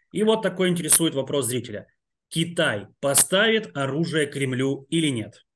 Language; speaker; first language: Russian; non-native, local second language; Ukrainian